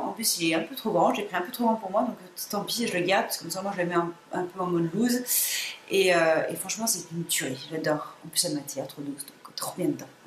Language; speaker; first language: French; native; French